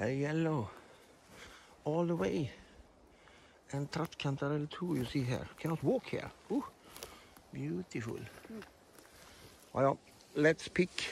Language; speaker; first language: English; non-native, learner; Swedish